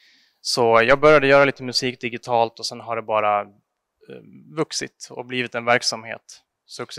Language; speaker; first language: Swedish; native; Swedish